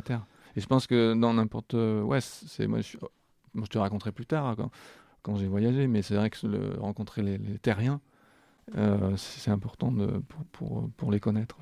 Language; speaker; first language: French; native; French